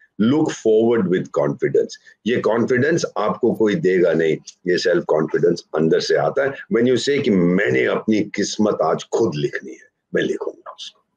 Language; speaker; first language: Hindi; native; Hindi